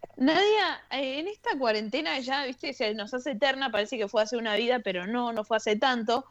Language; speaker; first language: Spanish; native; Spanish